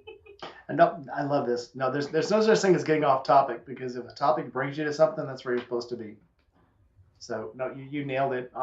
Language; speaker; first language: English; native; English